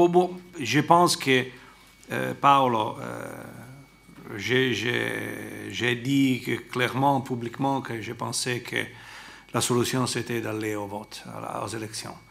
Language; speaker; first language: French; non-native, fluent; Italian